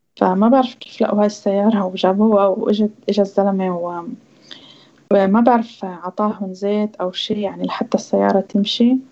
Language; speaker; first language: Arabic; native; Arabic